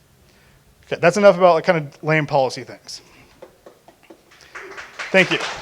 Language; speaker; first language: English; native; English